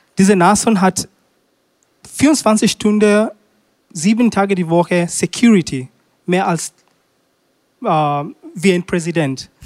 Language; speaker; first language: German; non-native, learner; Swahili